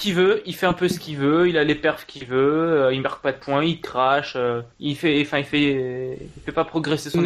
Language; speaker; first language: French; native; French